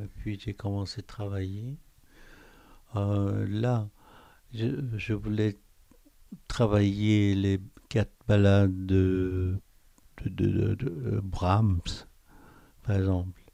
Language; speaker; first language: French; non-native, fluent; Korean